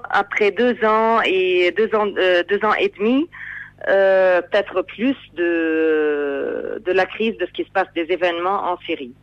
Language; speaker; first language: French; non-native, fluent; Arabic